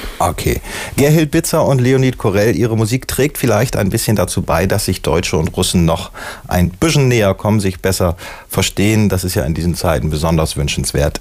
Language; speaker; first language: German; native; German